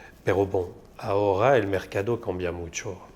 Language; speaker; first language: Spanish; non-native, fluent; French